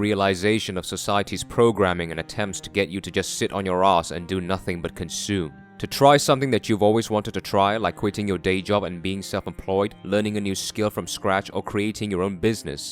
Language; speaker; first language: English; non-native, fluent; Korean